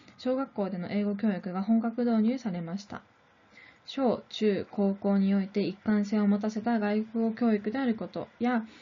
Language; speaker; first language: Japanese; non-native, fluent; Korean